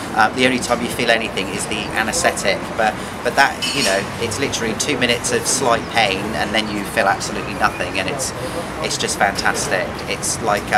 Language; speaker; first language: English; native; English